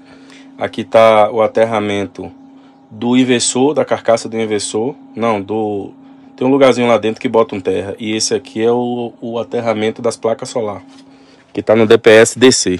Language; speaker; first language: Portuguese; native; Portuguese